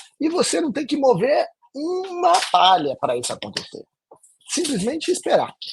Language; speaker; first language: Portuguese; native; Portuguese